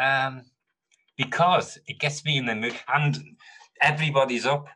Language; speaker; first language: English; native; English